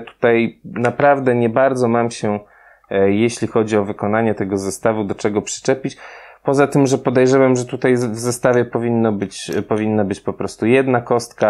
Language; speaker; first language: Polish; native; Polish